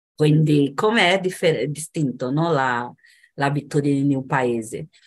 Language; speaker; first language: Italian; non-native, fluent; Portuguese